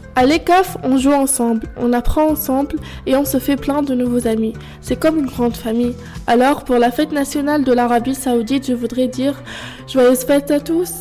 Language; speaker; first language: French; non-native, local second language; Arabic